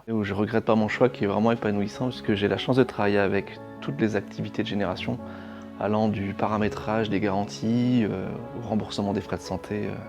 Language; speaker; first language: French; native; French